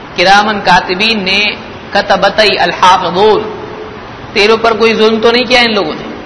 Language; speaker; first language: Urdu; native; Urdu